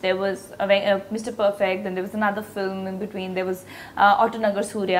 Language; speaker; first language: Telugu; non-native, local second language; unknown